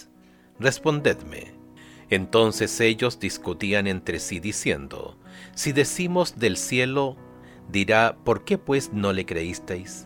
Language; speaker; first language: Spanish; native; Spanish